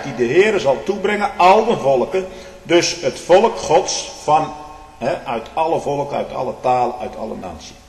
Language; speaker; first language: Dutch; native; Dutch